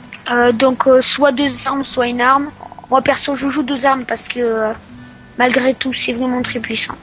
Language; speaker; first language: French; native; French